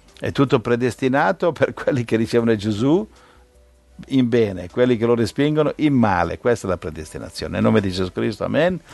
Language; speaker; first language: Italian; native; Italian